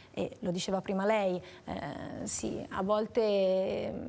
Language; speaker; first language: Italian; native; Italian